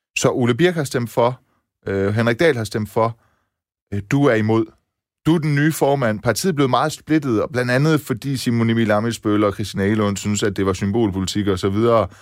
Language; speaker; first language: Danish; early bilingual, other home language; Persian